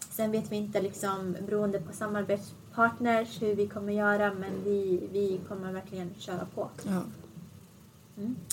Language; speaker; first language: Swedish; early bilingual, other home language; Assyrian Neo-Aramaic